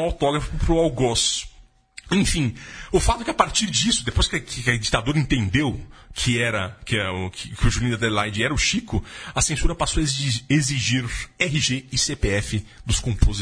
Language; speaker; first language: Portuguese; native; Portuguese